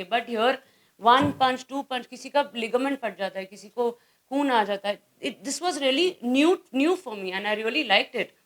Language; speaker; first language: Hindi; native; Hindi